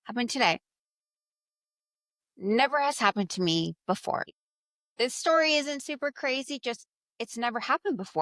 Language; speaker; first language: English; native; English